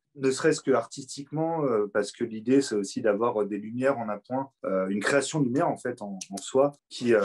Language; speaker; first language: French; native; French